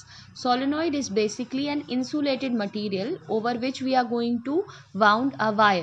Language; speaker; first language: English; non-native, local second language; Hindi